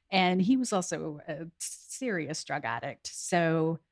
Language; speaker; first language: English; native; English